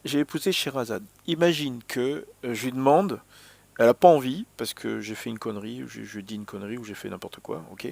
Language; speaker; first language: French; native; French